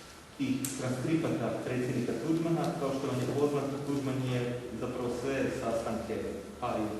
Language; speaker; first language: Croatian; native; Croatian